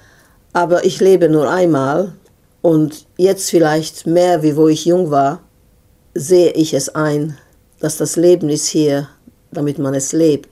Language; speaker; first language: German; non-native, fluent; Serbian